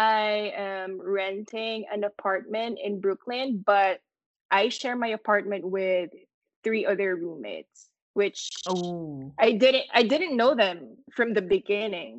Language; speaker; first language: English; non-native, local second language; Filipino